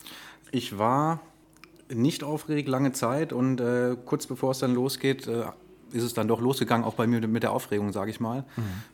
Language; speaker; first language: German; native; German